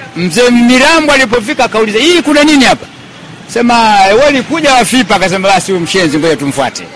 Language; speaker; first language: Swahili; native; Swahili